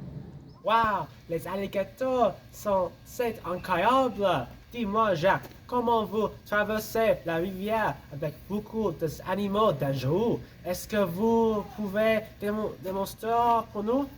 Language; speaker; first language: French; non-native, learner; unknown